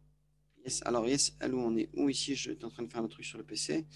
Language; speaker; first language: French; native; French